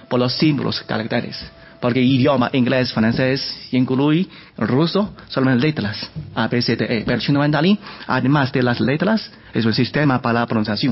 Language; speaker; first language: Spanish; non-native, learner; Chinese